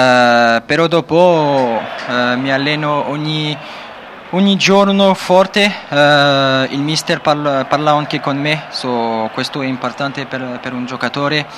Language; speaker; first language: Italian; non-native, learner; French